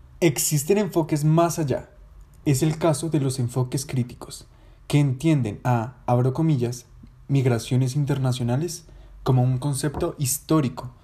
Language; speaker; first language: Spanish; native; Spanish